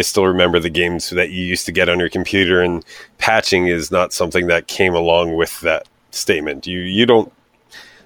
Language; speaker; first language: English; native; English